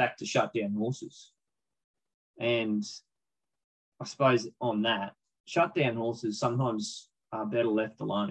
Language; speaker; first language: English; native; English